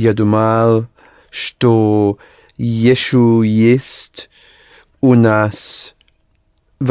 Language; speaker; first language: Russian; non-native, learner; English